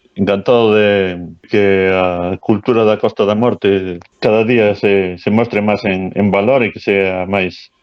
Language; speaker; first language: Spanish; native; Spanish